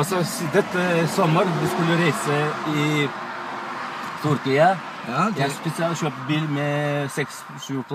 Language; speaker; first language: Norwegian; non-native, learner; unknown